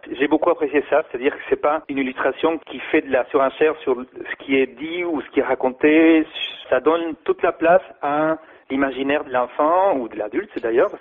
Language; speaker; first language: French; non-native, fluent; Spanish